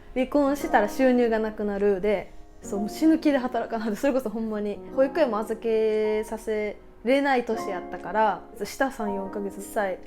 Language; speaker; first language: Japanese; native; Japanese